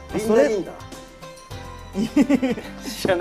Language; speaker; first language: Japanese; native; Japanese